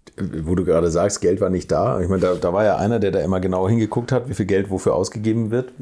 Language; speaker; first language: German; native; German